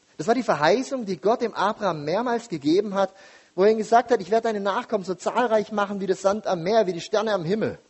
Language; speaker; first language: German; native; German